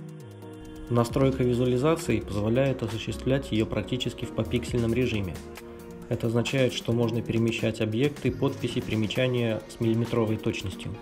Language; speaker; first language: Russian; native; Russian